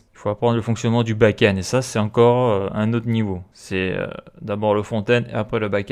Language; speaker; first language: French; native; French